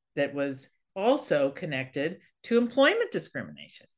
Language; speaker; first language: English; native; English